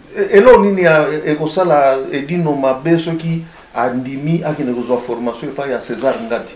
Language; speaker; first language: Lingala; native; Lingala